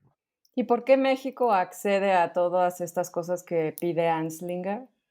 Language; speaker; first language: Spanish; native; Spanish